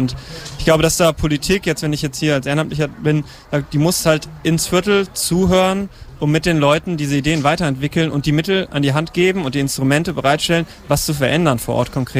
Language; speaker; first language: German; native; German